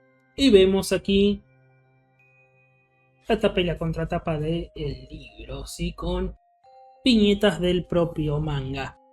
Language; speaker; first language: Spanish; native; Spanish